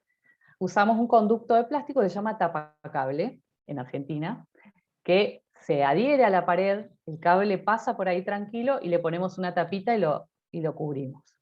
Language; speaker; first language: Spanish; native; Spanish